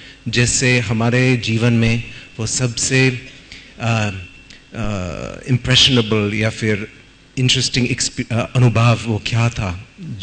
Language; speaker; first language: Hindi; non-native, learner; English